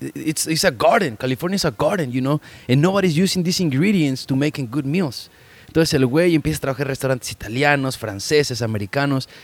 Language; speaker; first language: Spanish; early bilingual, heritage; Spanish